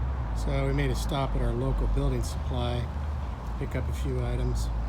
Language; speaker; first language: English; native; English